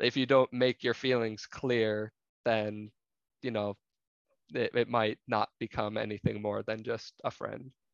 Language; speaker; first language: English; native; English